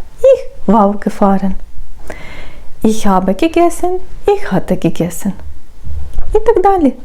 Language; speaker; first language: German; non-native, fluent; Ukrainian